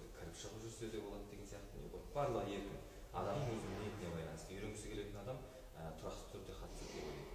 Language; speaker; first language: Kazakh; native; Kazakh